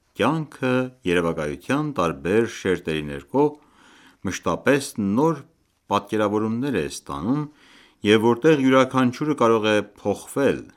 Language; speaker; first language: Armenian; native; Armenian